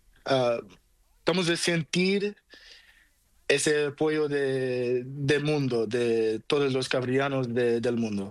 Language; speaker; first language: Spanish; non-native, learner; Portuguese